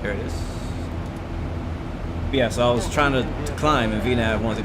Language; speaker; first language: English; native; English